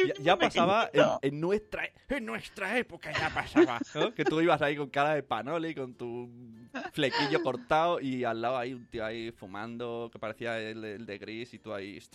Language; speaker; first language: Spanish; native; Spanish